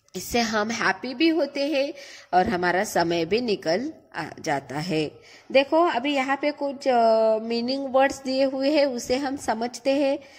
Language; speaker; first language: Hindi; non-native, local second language; Marathi